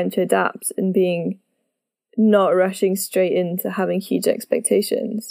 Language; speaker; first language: English; native; English